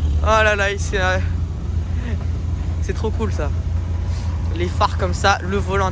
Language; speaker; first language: French; native; French